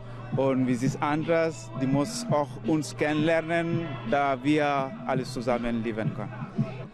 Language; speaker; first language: German; non-native, learner; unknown